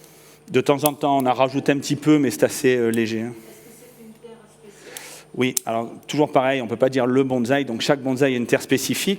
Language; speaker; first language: French; native; French